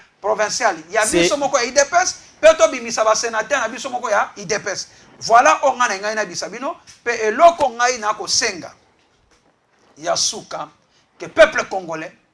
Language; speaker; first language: Lingala; native; Lingala